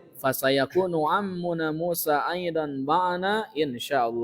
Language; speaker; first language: Arabic; non-native, fluent; Indonesian